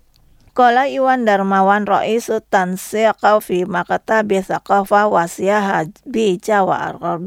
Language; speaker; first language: Arabic; non-native, fluent; Indonesian